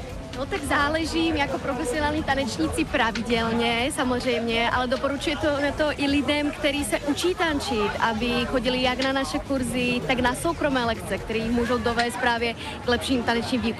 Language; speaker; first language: Czech; native; Czech